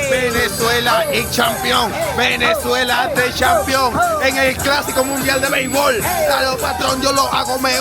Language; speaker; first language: Spanish; native; Spanish